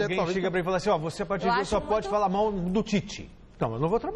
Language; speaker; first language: Portuguese; native; Portuguese